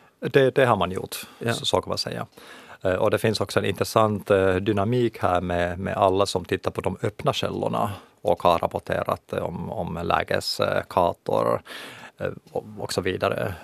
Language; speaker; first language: Swedish; non-native, local second language; Finnish